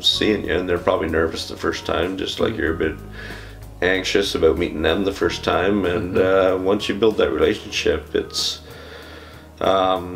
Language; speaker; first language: English; native; English